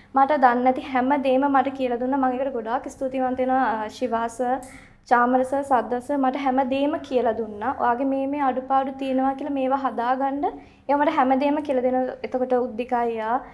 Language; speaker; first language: Sinhala; native; Sinhala